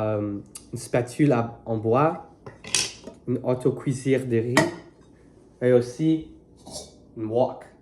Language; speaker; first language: French; non-native, learner; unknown